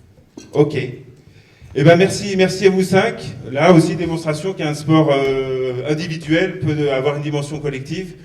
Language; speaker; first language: French; native; French